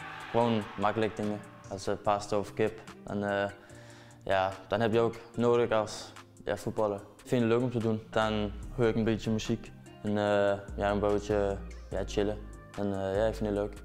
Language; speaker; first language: Dutch; non-native, learner; Danish